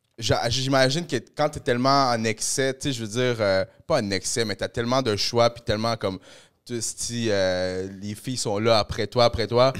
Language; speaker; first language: French; early bilingual, other home language; Spanish